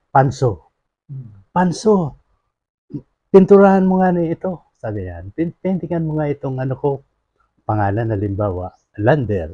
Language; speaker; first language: Filipino; non-native, local second language; Bikol